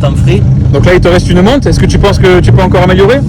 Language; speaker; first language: French; native; French